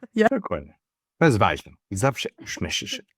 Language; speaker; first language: Polish; non-native, learner; English